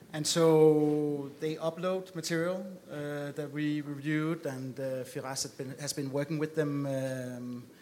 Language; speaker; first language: English; non-native, fluent; Danish